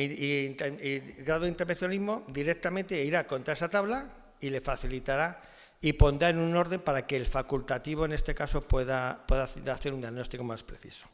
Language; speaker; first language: Spanish; native; Spanish